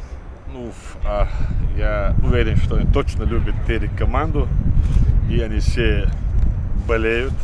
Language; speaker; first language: Russian; non-native, local second language; Chechen